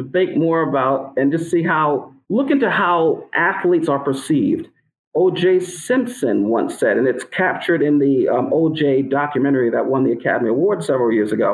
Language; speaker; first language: English; native; English